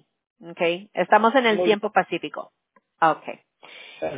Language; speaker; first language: Spanish; early bilingual, heritage; Spanish